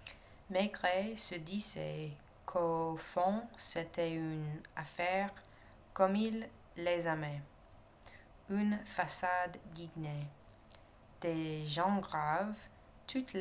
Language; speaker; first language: French; non-native, learner; English